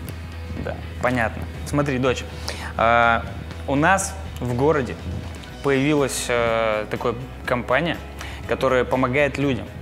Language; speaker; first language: Russian; native; Russian